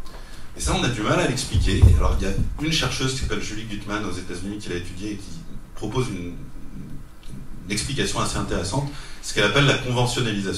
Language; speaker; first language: French; native; French